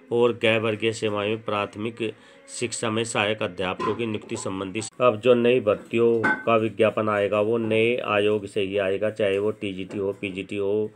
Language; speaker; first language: Hindi; native; Hindi